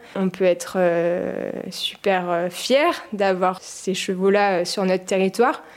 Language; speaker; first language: French; native; French